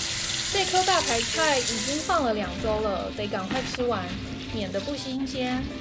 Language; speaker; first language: Chinese; native; Chinese